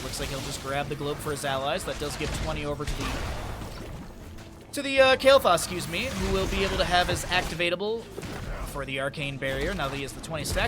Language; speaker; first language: English; native; English